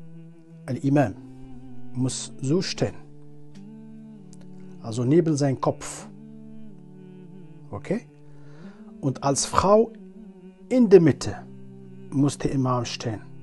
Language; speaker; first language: German; non-native, learner; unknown